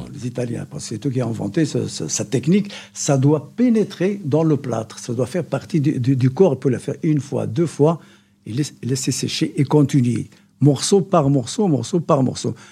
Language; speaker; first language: French; non-native, local second language; Arabic